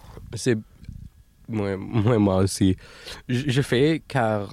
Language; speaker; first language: French; non-native, local second language; English